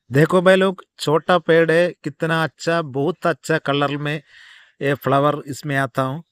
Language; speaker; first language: Hindi; non-native, local second language; Malayalam